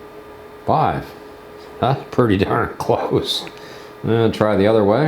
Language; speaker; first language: English; native; English